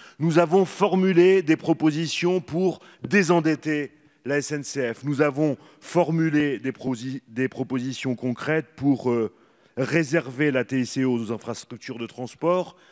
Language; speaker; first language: French; native; French